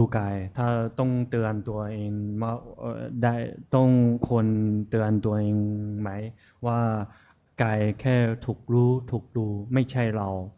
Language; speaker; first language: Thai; non-native, fluent; Chinese